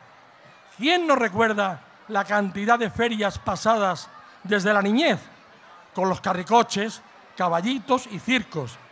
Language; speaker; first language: Spanish; native; Spanish